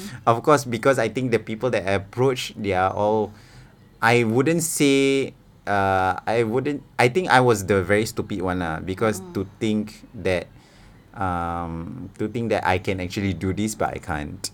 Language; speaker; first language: English; non-native, local second language; Malay